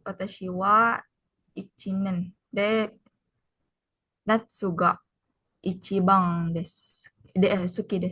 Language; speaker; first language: Japanese; non-native, learner; Indonesian